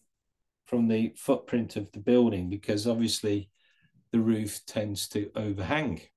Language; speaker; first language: English; native; English